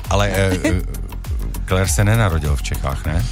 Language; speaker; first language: Czech; native; Czech